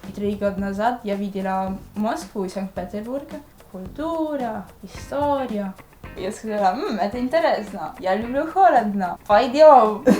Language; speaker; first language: Russian; non-native, learner; Italian